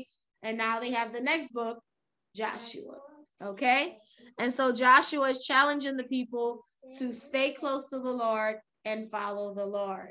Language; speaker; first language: English; native; English